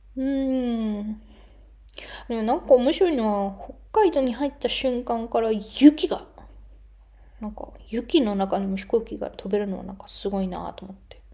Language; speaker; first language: Japanese; non-native, fluent; German